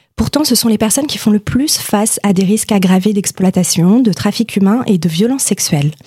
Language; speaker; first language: French; native; French